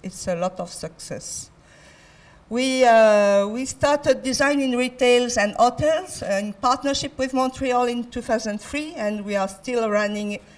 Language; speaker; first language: English; non-native, fluent; French